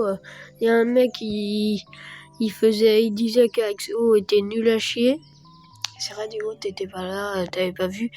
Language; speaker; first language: French; native; French